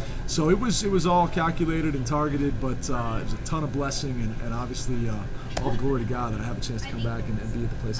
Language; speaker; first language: English; native; English